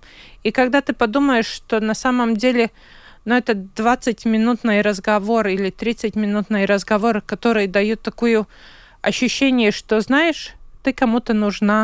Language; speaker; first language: Russian; non-native, local second language; Latvian